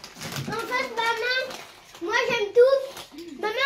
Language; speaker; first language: French; native; French